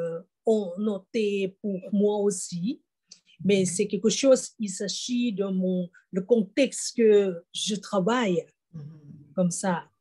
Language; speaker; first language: French; non-native, fluent; Thai